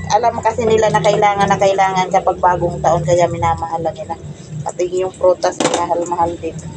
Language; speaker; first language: Filipino; non-native, local second language; Cebuano